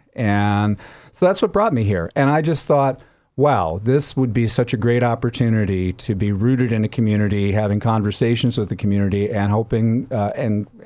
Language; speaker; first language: English; native; English